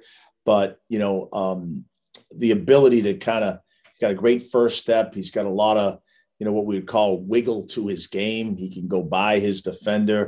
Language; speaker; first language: English; native; English